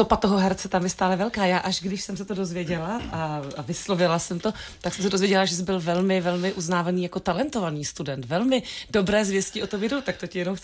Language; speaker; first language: Czech; native; Czech